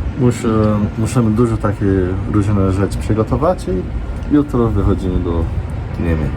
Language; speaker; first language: Polish; non-native, learner; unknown